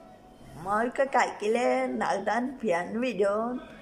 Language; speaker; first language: Finnish; non-native, learner; Russian